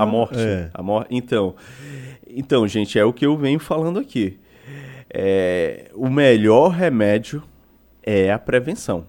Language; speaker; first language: Portuguese; native; Portuguese